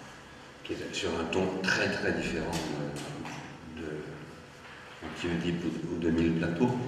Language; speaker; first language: French; native; French